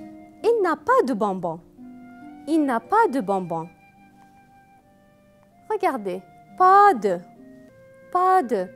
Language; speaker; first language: French; non-native, fluent; Arabic